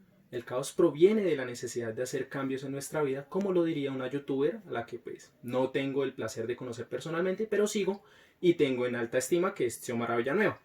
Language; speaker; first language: Spanish; native; Spanish